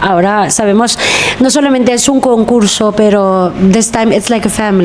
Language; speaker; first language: Spanish; non-native, fluent; Filipino